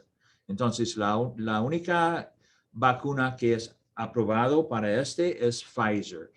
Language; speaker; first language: Spanish; non-native, learner; English